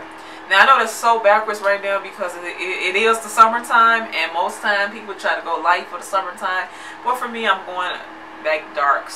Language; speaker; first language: English; native; English